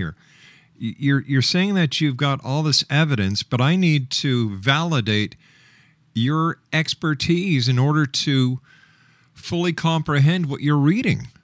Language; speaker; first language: English; native; English